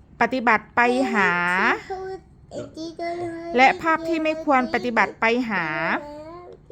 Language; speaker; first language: Thai; native; Thai